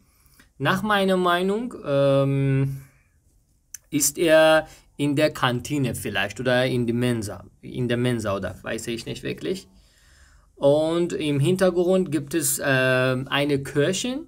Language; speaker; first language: German; non-native, learner; Persian